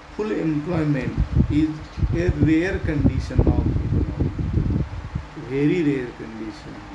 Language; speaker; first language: English; non-native, local second language; Marathi